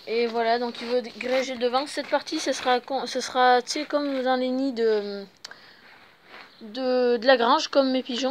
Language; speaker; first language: French; native; French